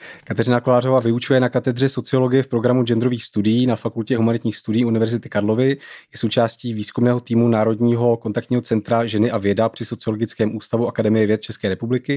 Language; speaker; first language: Czech; native; Czech